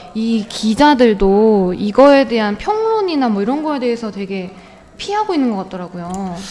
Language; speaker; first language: Korean; native; Korean